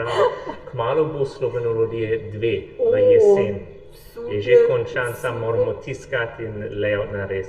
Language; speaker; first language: Slovenian; non-native, fluent; English